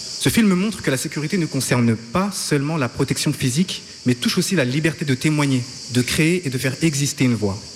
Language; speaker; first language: French; native; French